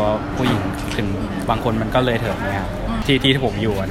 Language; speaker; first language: Thai; native; Thai